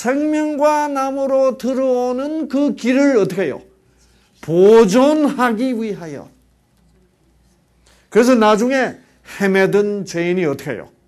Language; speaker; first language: Korean; native; Korean